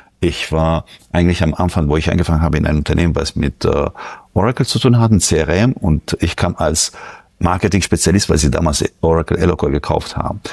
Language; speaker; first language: German; non-native, fluent; French